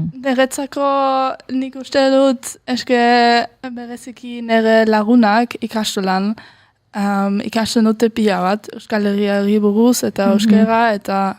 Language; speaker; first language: Basque; early bilingual, heritage; Basque